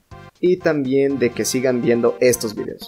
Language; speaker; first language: Spanish; native; Spanish